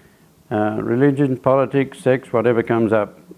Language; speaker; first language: English; native; English